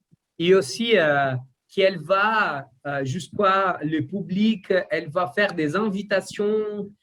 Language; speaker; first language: French; non-native, learner; Portuguese